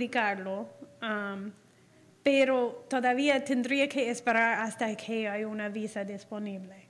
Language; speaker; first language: Spanish; non-native, fluent; English